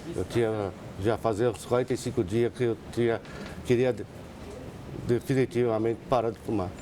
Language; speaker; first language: Portuguese; early bilingual, other home language; Japanese